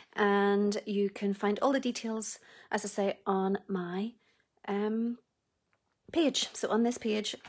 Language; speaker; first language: English; native; English